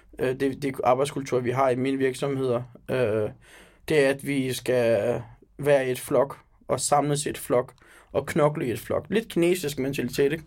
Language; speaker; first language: Danish; early bilingual, other home language; Turkish